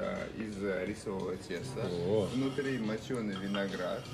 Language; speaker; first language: Russian; native; Russian